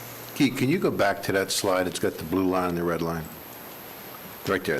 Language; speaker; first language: English; native; English